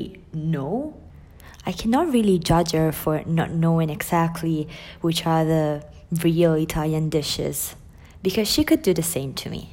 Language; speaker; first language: English; non-native, fluent; Italian